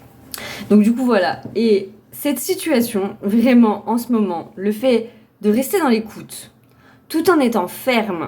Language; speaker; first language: French; native; French